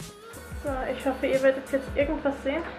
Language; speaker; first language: German; native; German